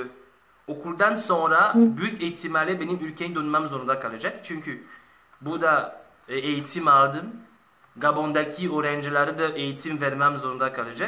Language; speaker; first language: Turkish; non-native, learner; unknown